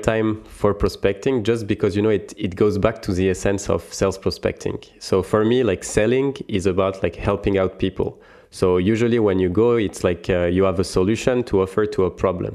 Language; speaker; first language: English; non-native, fluent; French